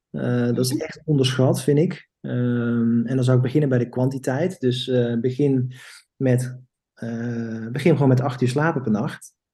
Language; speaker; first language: Dutch; native; Dutch